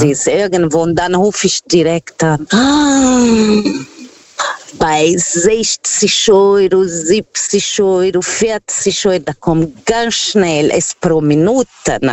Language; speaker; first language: German; non-native, learner; Portuguese